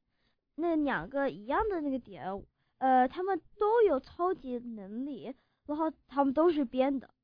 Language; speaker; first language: Chinese; early bilingual, heritage; English